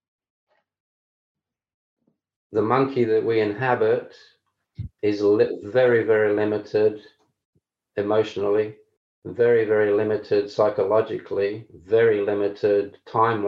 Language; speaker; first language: English; native; English